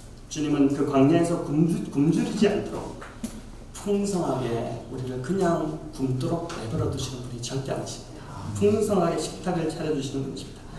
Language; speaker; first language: Korean; native; Korean